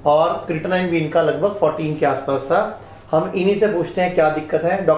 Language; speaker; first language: Hindi; non-native, local second language; Punjabi